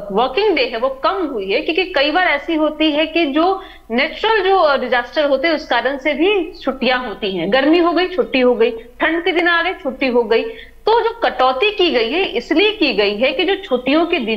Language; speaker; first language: Hindi; native; Hindi